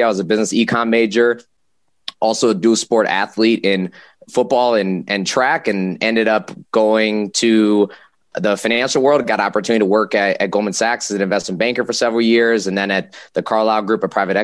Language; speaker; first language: English; native; English